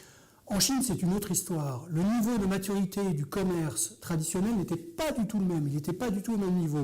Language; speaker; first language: French; native; French